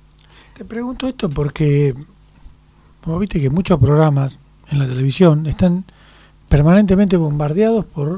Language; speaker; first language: Spanish; native; Spanish